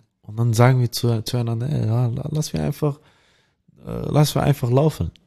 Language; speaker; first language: German; non-native, learner; Dutch